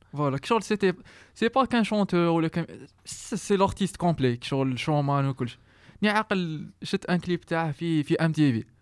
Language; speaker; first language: French; non-native, local second language; Arabic